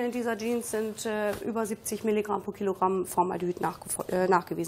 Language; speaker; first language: German; native; German